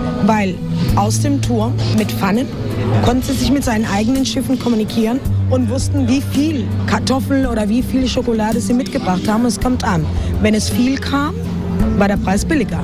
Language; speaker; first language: German; non-native, fluent; Spanish